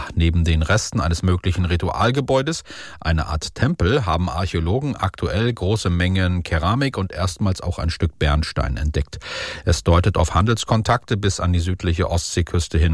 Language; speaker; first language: German; native; German